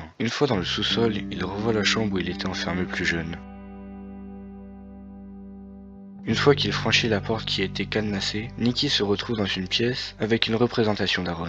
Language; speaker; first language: French; native; French